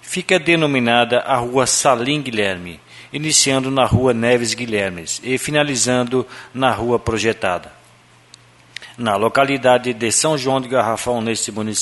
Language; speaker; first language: Portuguese; native; Portuguese